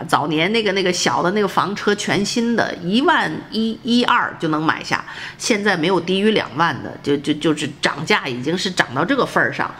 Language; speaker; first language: Chinese; native; Chinese